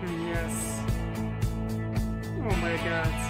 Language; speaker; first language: English; non-native, learner; Russian